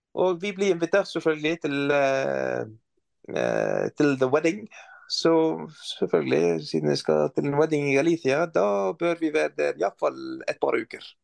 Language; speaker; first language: Norwegian; non-native, fluent; Arabic